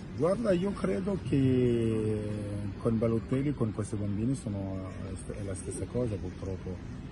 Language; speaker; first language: Italian; non-native, fluent; French